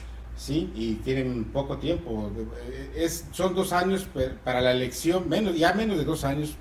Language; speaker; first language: Spanish; native; Spanish